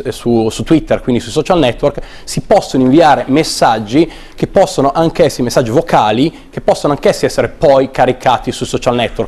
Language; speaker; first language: Italian; native; Italian